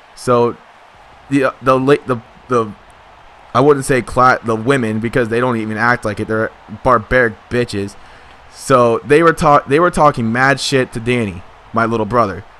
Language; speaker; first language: English; native; English